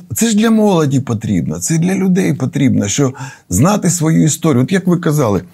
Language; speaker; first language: Ukrainian; native; Ukrainian